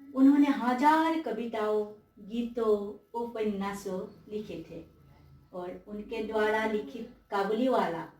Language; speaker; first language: Hindi; non-native, local second language; Assamese